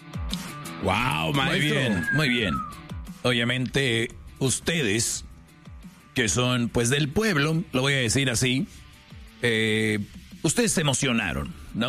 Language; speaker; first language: Spanish; native; Spanish